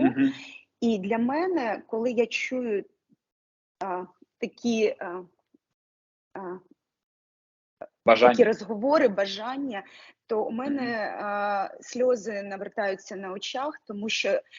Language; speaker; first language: Ukrainian; non-native, local second language; Russian